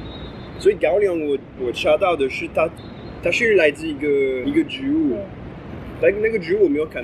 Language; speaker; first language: Chinese; non-native, fluent; French